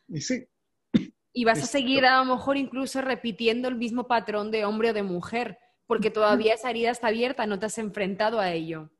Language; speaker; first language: Spanish; native; Spanish